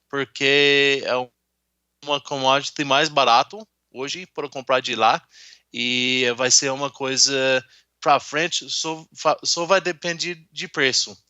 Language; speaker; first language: Portuguese; non-native, fluent; English